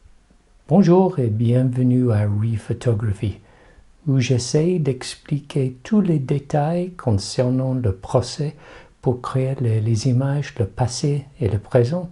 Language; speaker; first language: French; non-native, fluent; English